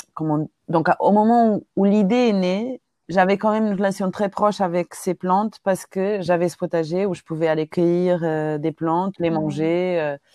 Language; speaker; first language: French; non-native, fluent; Portuguese